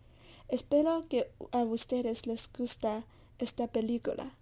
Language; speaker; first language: Spanish; non-native, learner; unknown